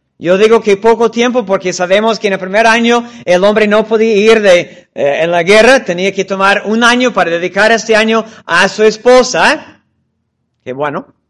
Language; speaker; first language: Spanish; non-native, fluent; English